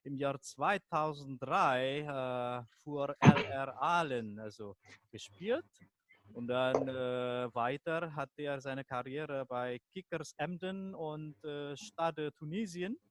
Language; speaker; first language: German; non-native, fluent; Indonesian